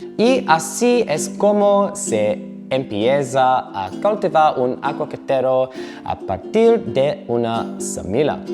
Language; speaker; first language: Spanish; non-native, learner; English